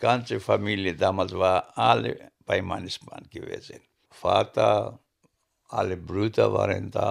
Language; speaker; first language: German; non-native, fluent; Greek